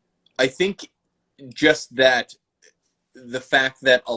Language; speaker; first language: English; native; English